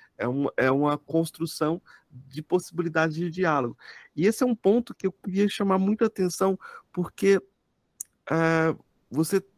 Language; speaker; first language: Portuguese; native; Portuguese